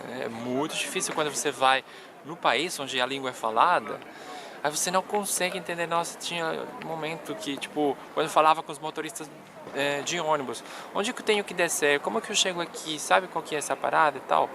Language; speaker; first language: Portuguese; non-native, fluent; Spanish